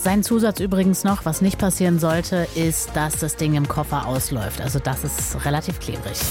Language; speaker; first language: German; native; German